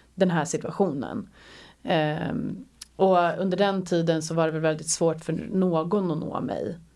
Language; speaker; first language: Swedish; native; Swedish